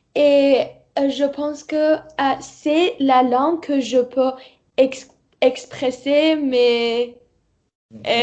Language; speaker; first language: French; non-native, learner; Persian